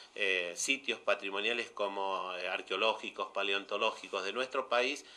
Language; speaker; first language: Spanish; native; Spanish